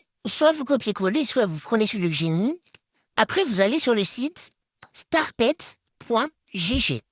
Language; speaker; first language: French; native; French